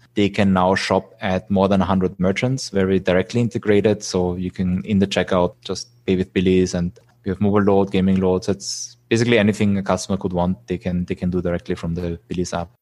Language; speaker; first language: English; non-native, fluent; German